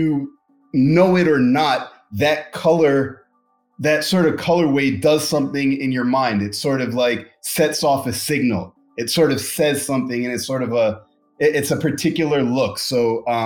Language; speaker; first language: English; native; English